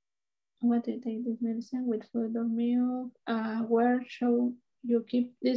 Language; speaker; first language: English; non-native, learner; Spanish